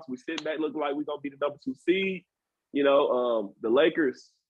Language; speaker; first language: English; native; English